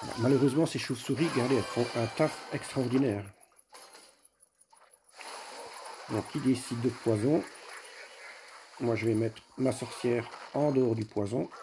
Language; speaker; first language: French; native; French